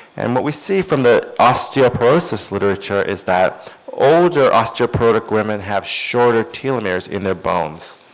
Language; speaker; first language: English; native; English